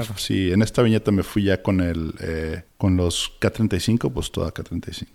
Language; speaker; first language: Spanish; native; Spanish